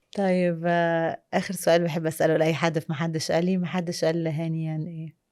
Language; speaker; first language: Egyptian Arabic; native; Egyptian Arabic